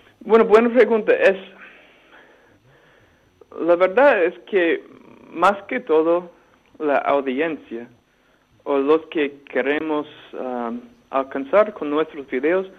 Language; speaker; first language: Spanish; non-native, fluent; English